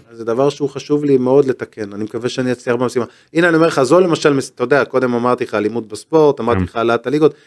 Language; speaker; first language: Hebrew; native; Hebrew